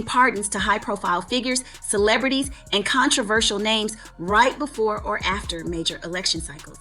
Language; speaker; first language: English; native; English